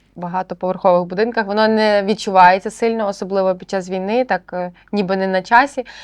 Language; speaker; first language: Ukrainian; native; Ukrainian